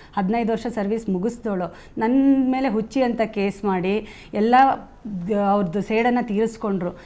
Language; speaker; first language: Kannada; native; Kannada